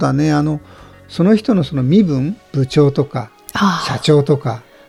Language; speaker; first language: Japanese; native; Japanese